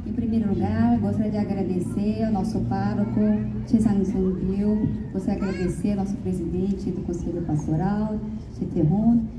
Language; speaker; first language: Portuguese; early bilingual, heritage; Korean